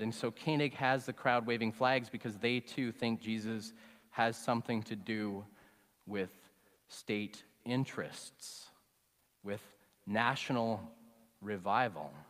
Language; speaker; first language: English; native; English